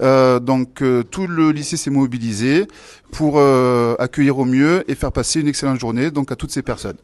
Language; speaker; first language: French; native; French